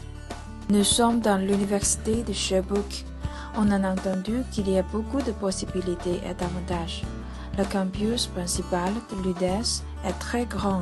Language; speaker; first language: French; non-native, learner; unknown